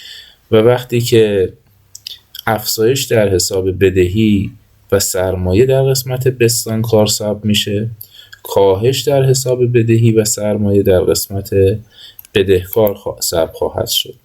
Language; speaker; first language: Persian; native; Persian